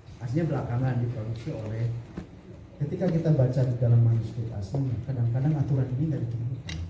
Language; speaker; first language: Indonesian; non-native, local second language; Sundanese